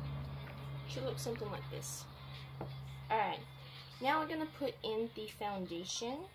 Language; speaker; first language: English; native; English